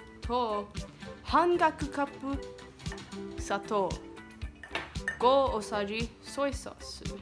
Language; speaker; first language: Japanese; non-native, learner; English